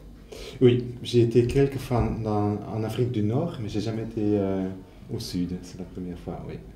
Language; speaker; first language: French; non-native, fluent; Dutch